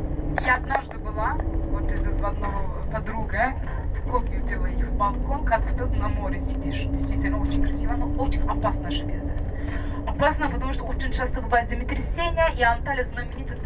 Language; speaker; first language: Russian; non-native, fluent; Turkish